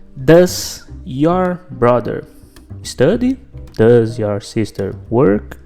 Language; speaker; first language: English; non-native, fluent; Portuguese